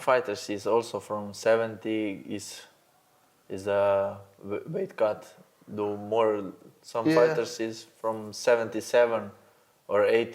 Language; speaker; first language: English; non-native, learner; Slovenian